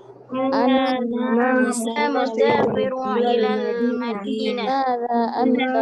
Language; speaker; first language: Arabic; non-native, learner; Indonesian